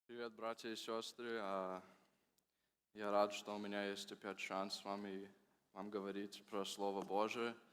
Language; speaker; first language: Russian; early bilingual, heritage; Russian